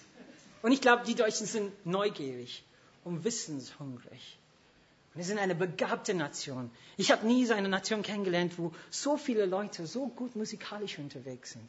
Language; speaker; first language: German; non-native, fluent; English